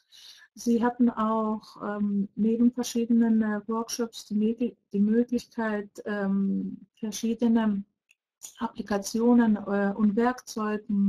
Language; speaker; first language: German; non-native, fluent; Greek